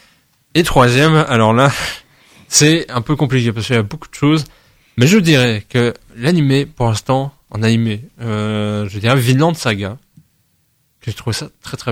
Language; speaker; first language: French; native; French